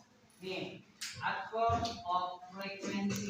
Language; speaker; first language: English; non-native, learner; Indonesian